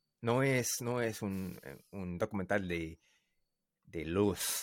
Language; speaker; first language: Spanish; non-native, learner; English